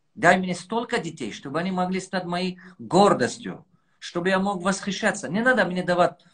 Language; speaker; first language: Russian; non-native, local second language; Tajik